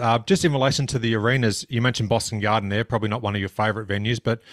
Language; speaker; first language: English; native; English